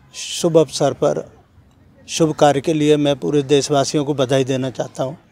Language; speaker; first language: Hindi; native; Hindi